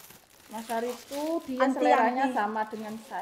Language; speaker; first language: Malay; non-native, local second language; Javanese